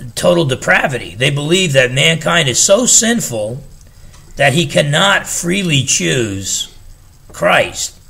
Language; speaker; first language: English; native; English